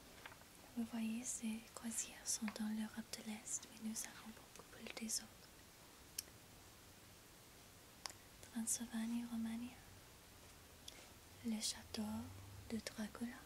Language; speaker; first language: French; non-native, learner; English